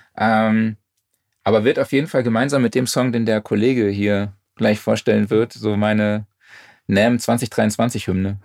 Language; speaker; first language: German; native; German